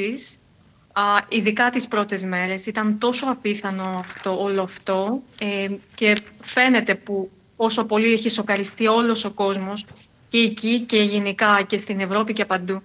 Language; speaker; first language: Greek; non-native, fluent; Ukrainian